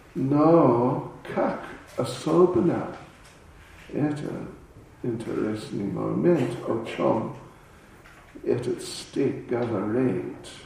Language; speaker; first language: Russian; non-native, learner; English